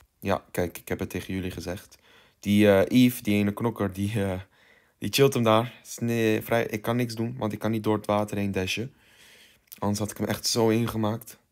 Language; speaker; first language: Dutch; early bilingual, other home language; Turkish